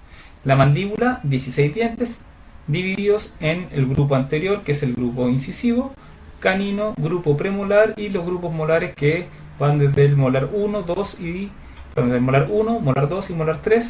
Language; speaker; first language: Spanish; native; Spanish